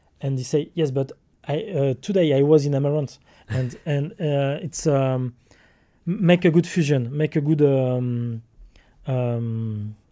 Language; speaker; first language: English; non-native, learner; French